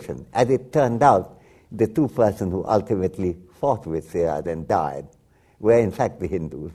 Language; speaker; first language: English; non-native, local second language; Bangla